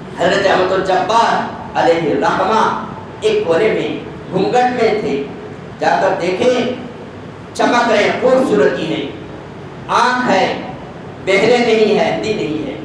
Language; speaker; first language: Urdu; native; Urdu